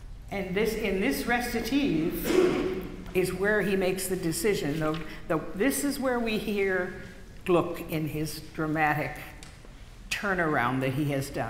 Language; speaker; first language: English; native; English